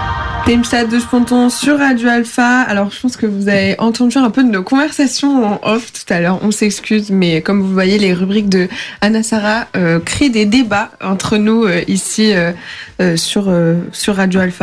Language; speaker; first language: French; native; French